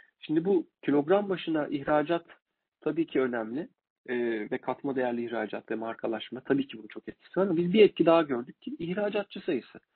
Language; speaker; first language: Turkish; native; Turkish